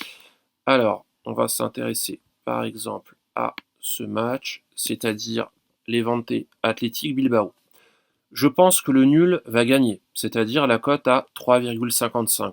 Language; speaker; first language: French; native; French